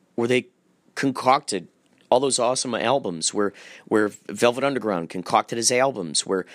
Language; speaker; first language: English; native; English